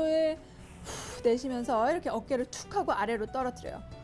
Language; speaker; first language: Korean; native; Korean